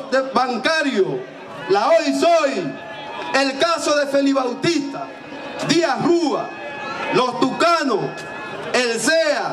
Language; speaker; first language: Spanish; native; Spanish